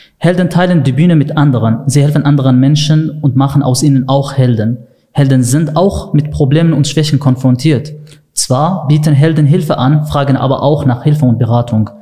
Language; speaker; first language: German; non-native, fluent; Arabic